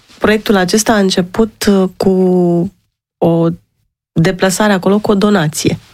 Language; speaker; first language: Romanian; native; Romanian